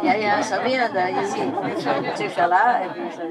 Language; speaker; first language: French; non-native, learner; Vietnamese